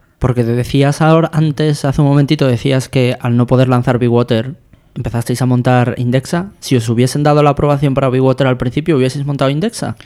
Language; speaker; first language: Spanish; native; Spanish